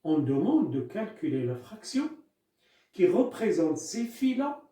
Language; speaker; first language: French; non-native, local second language; Arabic